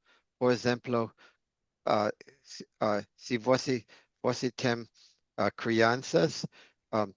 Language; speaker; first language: Portuguese; non-native, fluent; English